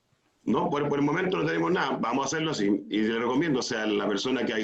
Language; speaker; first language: Spanish; native; Spanish